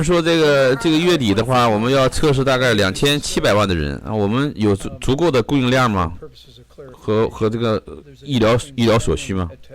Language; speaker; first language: Chinese; native; Chinese